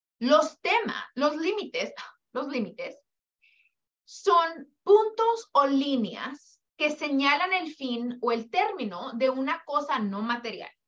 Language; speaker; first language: Spanish; early bilingual, heritage; Spanish